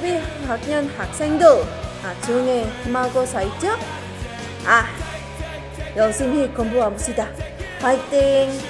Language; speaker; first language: Korean; non-native, learner; Indonesian